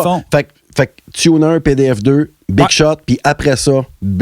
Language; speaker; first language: French; native; French